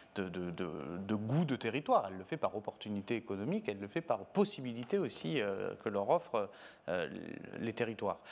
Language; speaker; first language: French; native; French